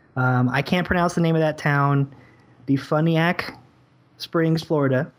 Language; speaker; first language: English; native; English